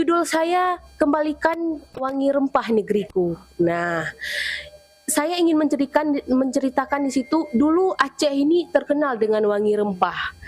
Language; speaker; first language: Indonesian; non-native, local second language; Achinese